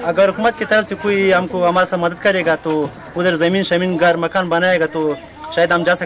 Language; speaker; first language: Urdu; early bilingual, other home language; Pashto